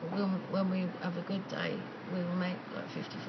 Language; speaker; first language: English; native; English